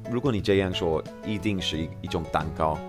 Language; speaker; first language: Chinese; non-native, fluent; English